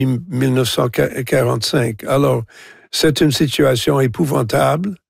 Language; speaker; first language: French; non-native, local second language; English